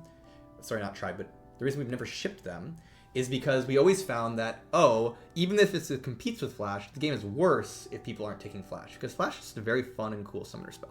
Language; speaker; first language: English; native; English